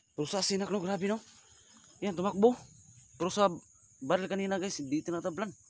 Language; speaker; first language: Filipino; non-native, local second language; Cebuano